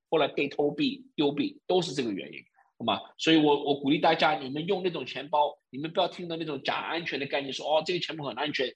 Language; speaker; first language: Chinese; early bilingual, heritage; Chinese